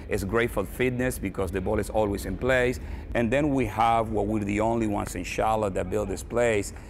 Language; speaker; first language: English; non-native, fluent; Spanish